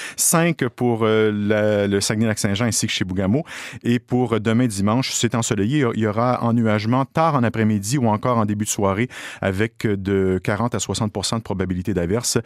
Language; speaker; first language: French; native; French